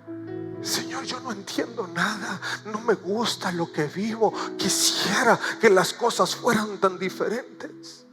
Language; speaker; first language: Spanish; native; Spanish